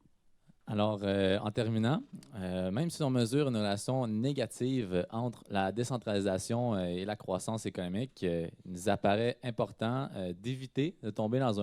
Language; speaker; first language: French; native; French